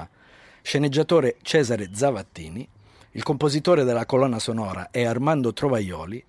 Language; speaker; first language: Italian; native; Italian